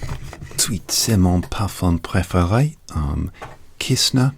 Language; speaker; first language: French; non-native, learner; English